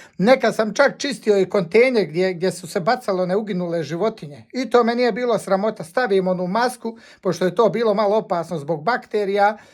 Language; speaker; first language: Bosnian; native; Bosnian